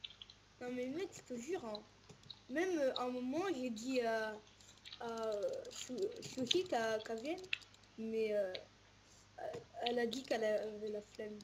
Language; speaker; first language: French; native; French